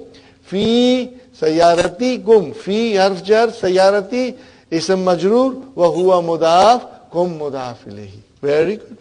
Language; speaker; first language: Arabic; non-native, fluent; English